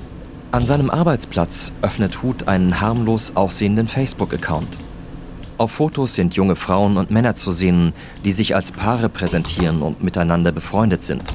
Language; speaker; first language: German; native; German